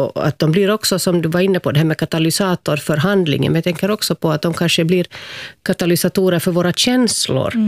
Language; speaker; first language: Swedish; native; Swedish